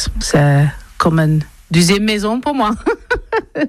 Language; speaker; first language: French; non-native, learner; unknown